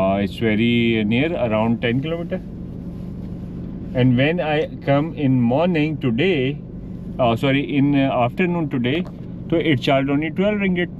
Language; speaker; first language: English; non-native, local second language; Urdu